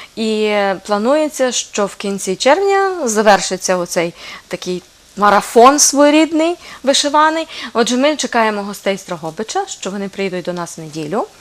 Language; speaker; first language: Ukrainian; native; Ukrainian